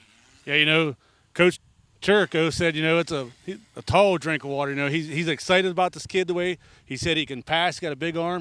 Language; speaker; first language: English; native; English